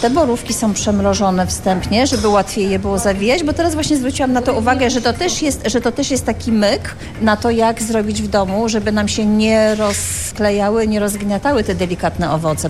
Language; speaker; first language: Polish; native; Polish